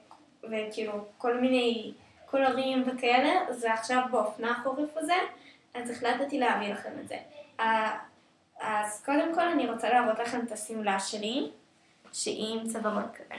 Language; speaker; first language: Hebrew; native; Hebrew